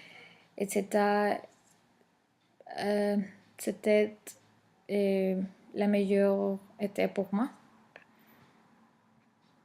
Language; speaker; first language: French; non-native, learner; Spanish